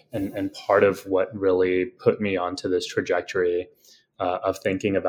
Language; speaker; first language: English; native; English